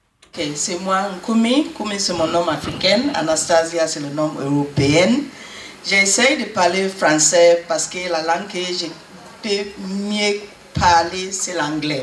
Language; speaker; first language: French; non-native, learner; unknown